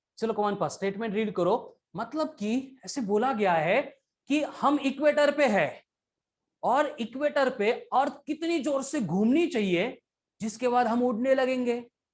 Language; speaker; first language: Hindi; non-native, local second language; Marathi